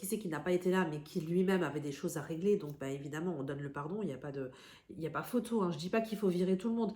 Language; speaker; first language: French; native; French